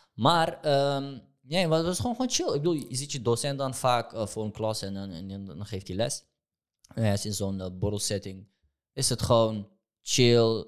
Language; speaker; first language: Dutch; early bilingual, other home language; Turkish